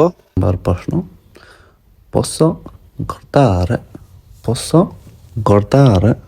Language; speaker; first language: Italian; non-native, learner; Bangla